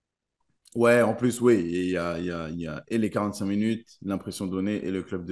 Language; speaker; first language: French; native; French